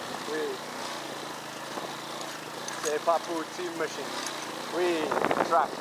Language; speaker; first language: French; non-native, learner; English